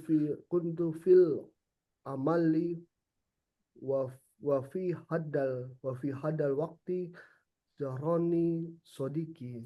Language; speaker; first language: Arabic; non-native, learner; Indonesian